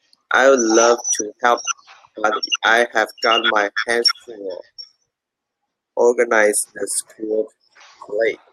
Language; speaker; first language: English; non-native, learner; Chinese